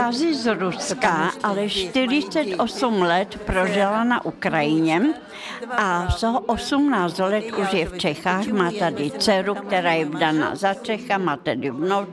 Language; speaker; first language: Czech; non-native, fluent; Russian